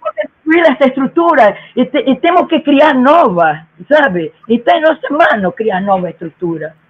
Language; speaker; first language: Spanish; non-native, learner; Portuguese